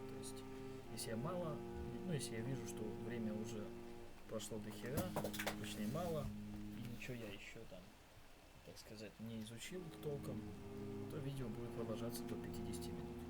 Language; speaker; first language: Russian; native; Russian